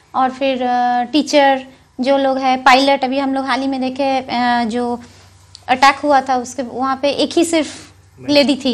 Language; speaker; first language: Hindi; non-native, local second language; Bangla